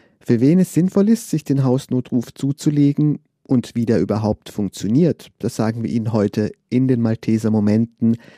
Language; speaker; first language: German; native; German